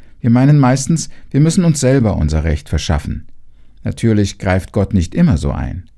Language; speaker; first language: German; native; German